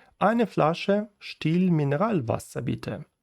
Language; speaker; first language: German; non-native, learner; Ukrainian